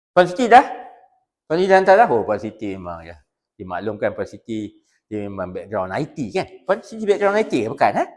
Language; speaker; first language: Malay; native; Malay